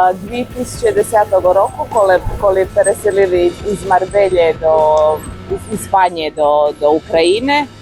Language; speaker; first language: Ukrainian; non-native, learner; Croatian